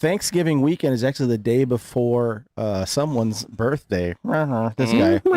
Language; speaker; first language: English; native; English